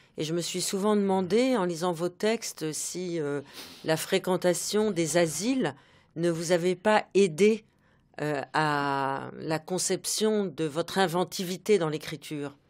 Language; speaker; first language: French; native; French